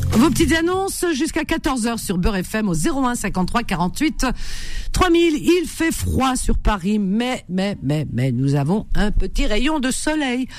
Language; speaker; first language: French; native; French